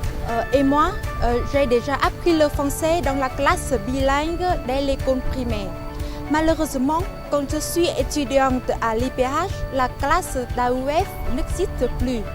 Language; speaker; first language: French; non-native, fluent; Vietnamese